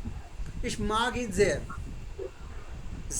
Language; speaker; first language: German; non-native, fluent; Hindi